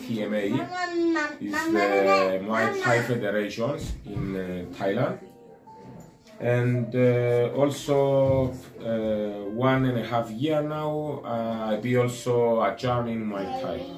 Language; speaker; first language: English; non-native, learner; Greek